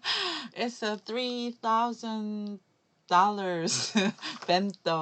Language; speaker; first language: English; non-native, learner; Korean